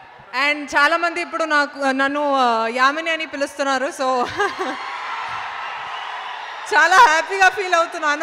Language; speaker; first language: Telugu; non-native, local second language; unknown